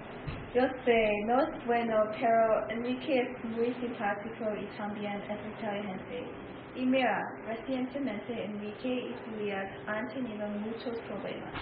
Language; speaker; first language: Spanish; non-native, learner; English